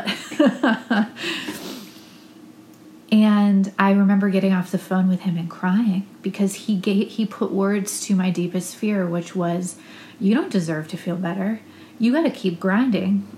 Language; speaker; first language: English; native; English